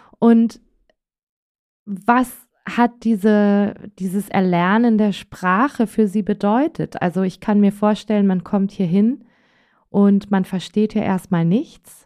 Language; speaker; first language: German; native; German